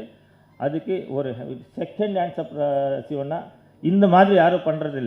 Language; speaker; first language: Tamil; non-native, learner; Kannada